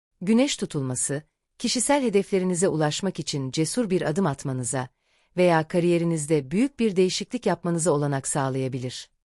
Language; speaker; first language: Turkish; native; Turkish